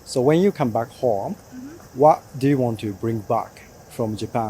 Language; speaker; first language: English; non-native, learner; Japanese